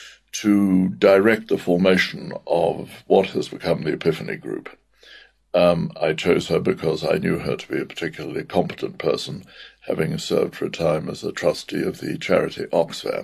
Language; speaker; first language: English; native; English